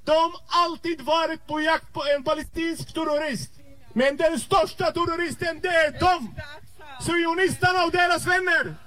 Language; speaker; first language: Swedish; non-native, fluent; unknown